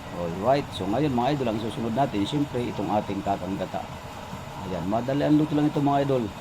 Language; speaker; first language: Filipino; non-native, local second language; Cebuano